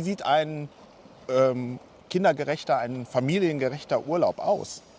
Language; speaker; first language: German; native; German